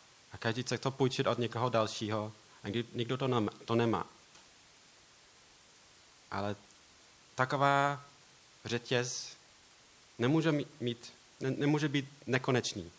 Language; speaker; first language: Czech; non-native, learner; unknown